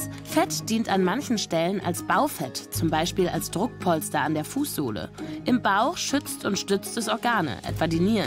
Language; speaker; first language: German; native; German